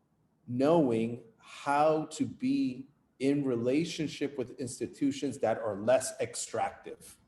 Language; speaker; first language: English; native; English